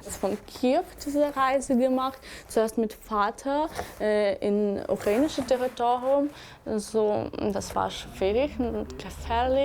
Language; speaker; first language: German; non-native, learner; Ukrainian